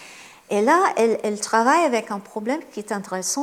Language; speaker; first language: French; non-native, fluent; English